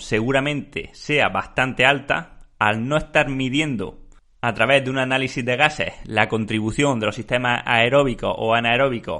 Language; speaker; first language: Spanish; native; Spanish